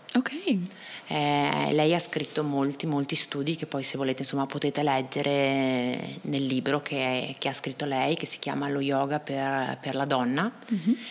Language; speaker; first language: Italian; native; Italian